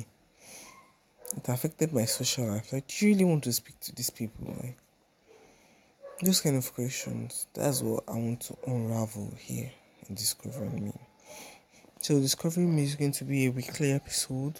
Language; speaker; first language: English; non-native, local second language; Yoruba